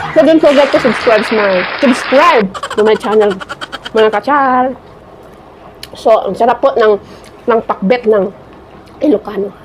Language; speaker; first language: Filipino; non-native, local second language; Iloko